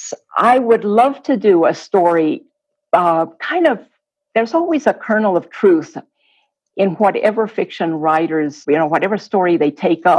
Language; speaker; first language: English; non-native, fluent; Spanish